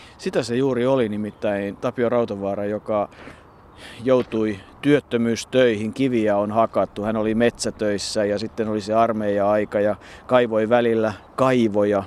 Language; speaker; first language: Finnish; native; Finnish